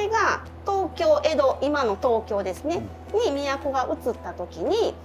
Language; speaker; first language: Japanese; native; Japanese